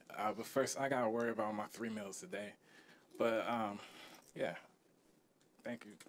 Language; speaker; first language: English; native; English